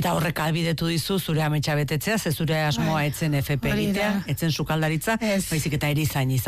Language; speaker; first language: Basque; native; Basque